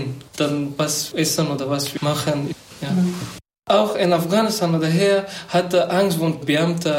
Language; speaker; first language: German; non-native, learner; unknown